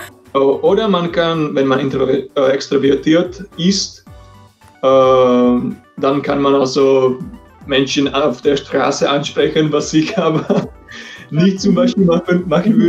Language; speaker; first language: German; non-native, fluent; Czech